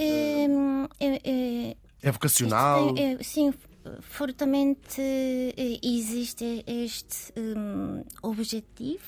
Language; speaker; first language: Portuguese; non-native, learner; Japanese